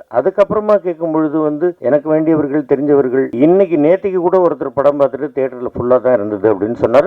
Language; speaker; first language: Tamil; native; Tamil